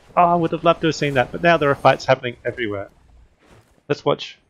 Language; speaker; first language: English; native; English